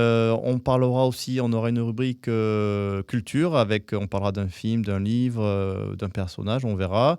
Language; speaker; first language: French; native; French